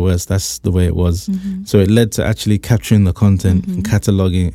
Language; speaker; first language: English; native; English